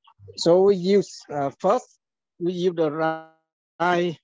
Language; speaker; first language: English; non-native, learner; Vietnamese